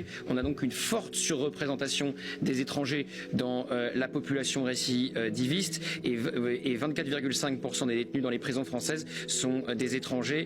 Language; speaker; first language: French; native; French